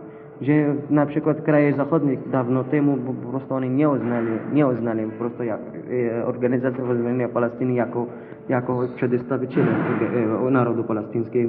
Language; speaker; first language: Polish; non-native, learner; Arabic